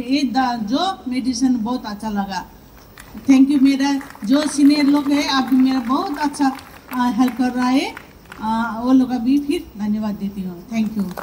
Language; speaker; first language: Hindi; non-native, local second language; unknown